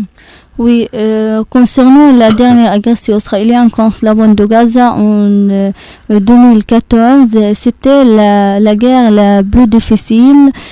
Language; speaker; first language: French; non-native, learner; Arabic